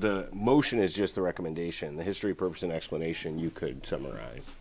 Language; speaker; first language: English; native; English